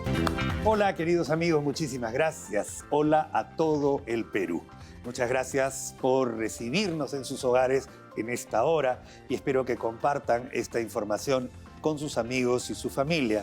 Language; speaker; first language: Spanish; native; Spanish